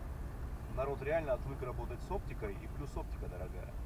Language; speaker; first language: Russian; native; Russian